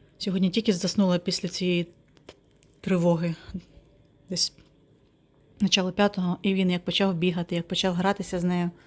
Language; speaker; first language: Ukrainian; non-native, local second language; Russian